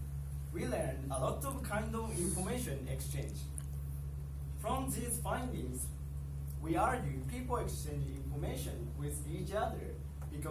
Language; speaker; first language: English; non-native, learner; Japanese